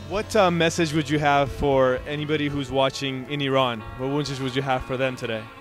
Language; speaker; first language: English; early bilingual, other home language; Persian